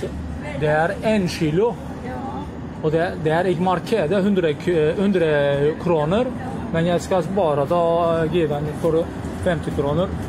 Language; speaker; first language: Swedish; non-native, learner; Turkish